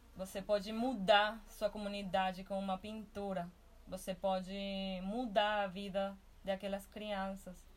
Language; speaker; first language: Portuguese; non-native, fluent; Spanish